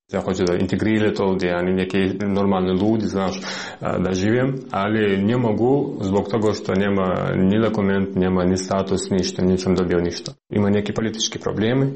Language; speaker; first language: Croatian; non-native, learner; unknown